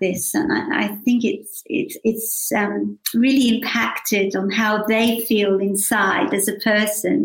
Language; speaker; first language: English; native; English